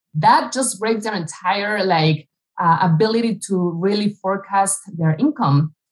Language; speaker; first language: English; non-native, fluent; Spanish